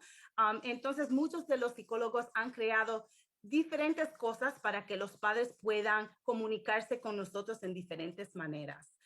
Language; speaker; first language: Spanish; early bilingual, heritage; English